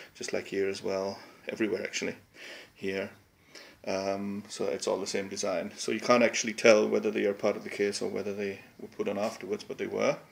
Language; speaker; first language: English; native; English